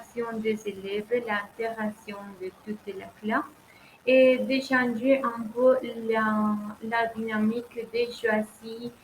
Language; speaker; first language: French; non-native, learner; Spanish